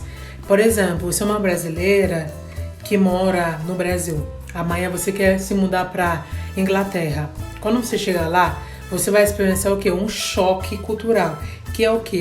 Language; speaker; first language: Portuguese; non-native, fluent; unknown